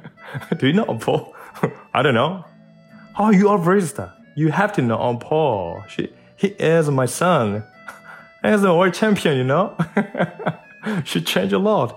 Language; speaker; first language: English; non-native, learner; Korean